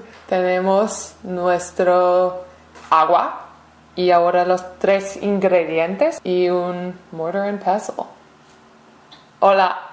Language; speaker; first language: Spanish; non-native, fluent; English